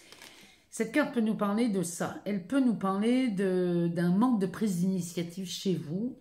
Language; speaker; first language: French; native; French